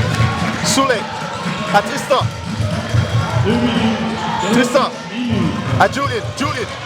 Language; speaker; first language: French; native; French